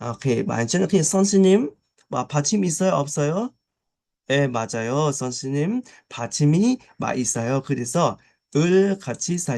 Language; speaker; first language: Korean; non-native, fluent; Khmer